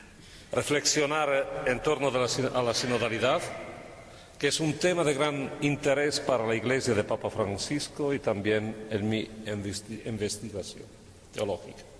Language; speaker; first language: Spanish; non-native, fluent; Italian